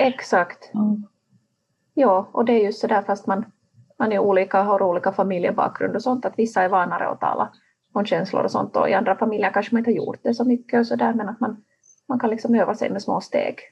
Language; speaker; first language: Swedish; native; Swedish